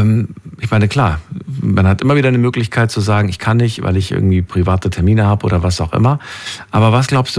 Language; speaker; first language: German; native; German